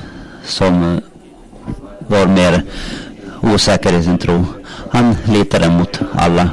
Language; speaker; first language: Swedish; non-native, local second language; Finnish